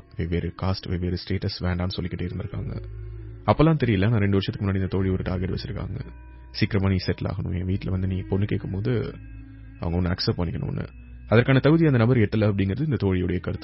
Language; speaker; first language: Tamil; native; Tamil